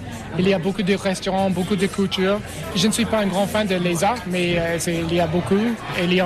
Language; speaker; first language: French; non-native, learner; English